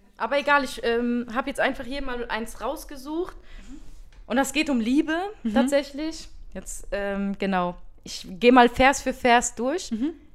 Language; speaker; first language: German; early bilingual, other home language; Berber languages